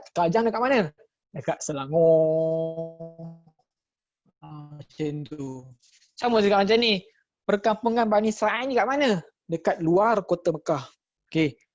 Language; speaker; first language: Malay; native; Malay